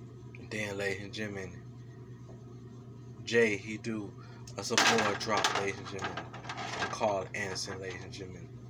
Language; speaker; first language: English; native; English